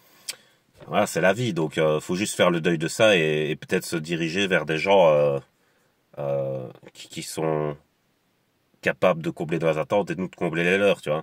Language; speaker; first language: French; native; French